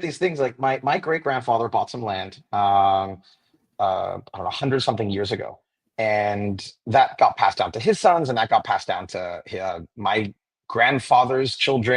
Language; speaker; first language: English; native; English